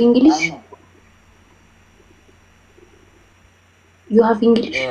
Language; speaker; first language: English; non-native, learner; Amharic